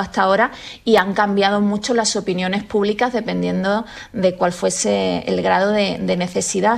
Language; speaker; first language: Spanish; native; Spanish